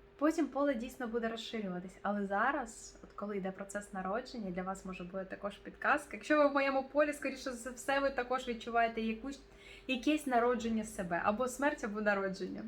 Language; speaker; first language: Ukrainian; non-native, local second language; Russian